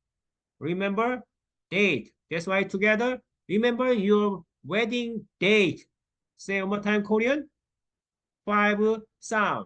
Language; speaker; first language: English; non-native, learner; Korean